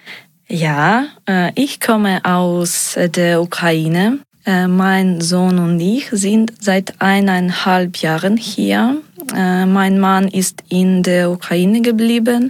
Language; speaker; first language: German; non-native, fluent; Ukrainian